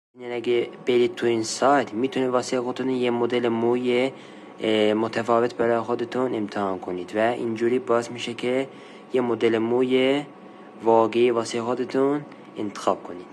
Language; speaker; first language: Persian; native; Persian